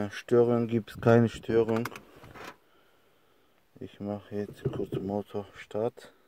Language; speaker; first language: German; non-native, learner; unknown